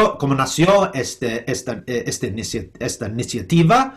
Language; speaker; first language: Spanish; non-native, fluent; English